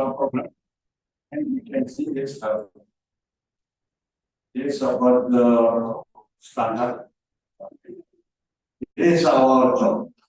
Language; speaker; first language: English; non-native, learner; Indonesian